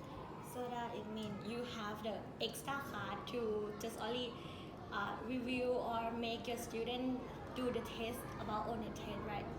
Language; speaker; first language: English; non-native, learner; Thai